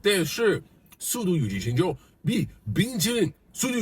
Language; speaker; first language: Chinese; non-native, learner; English